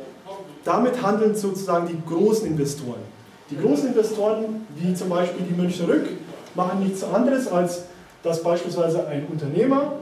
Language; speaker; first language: German; native; German